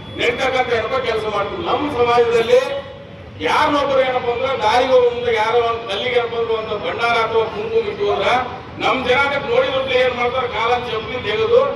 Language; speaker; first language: Kannada; non-native, local second language; Lambadi